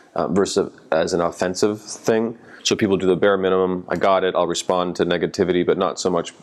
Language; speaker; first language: English; native; English